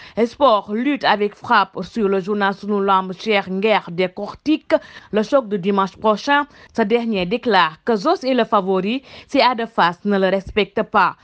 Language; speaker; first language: French; non-native, local second language; Wolof